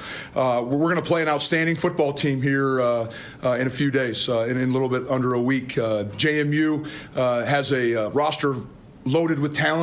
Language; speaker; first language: English; native; English